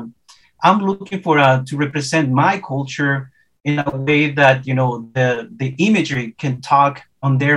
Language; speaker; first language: English; non-native, fluent; Spanish